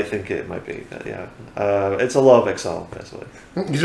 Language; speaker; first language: English; native; English